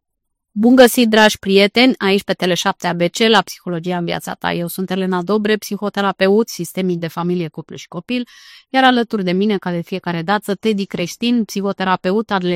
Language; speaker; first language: Romanian; native; Romanian